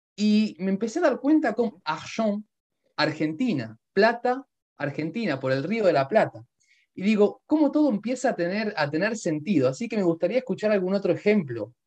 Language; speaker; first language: Spanish; native; Spanish